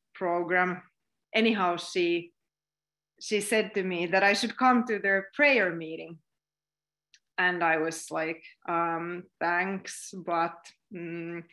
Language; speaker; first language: English; non-native, fluent; Finnish